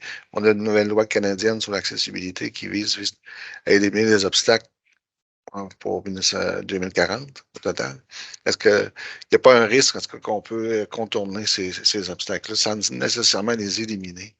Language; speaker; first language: French; native; French